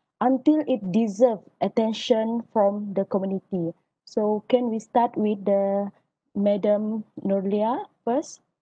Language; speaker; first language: English; non-native, local second language; Malay